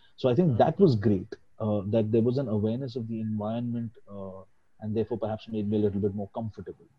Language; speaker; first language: English; non-native, local second language; Hindi